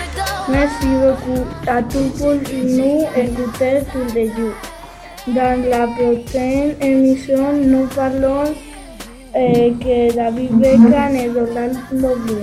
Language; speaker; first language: French; non-native, learner; Spanish